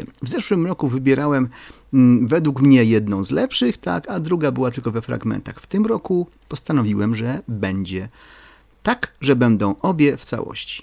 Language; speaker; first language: Polish; native; Polish